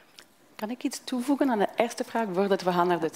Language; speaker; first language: Dutch; non-native, fluent; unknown